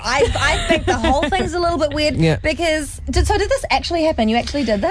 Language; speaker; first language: English; native; English